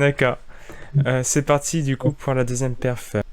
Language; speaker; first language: French; native; French